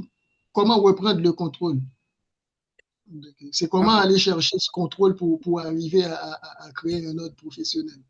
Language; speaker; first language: French; non-native, local second language; Haitian Creole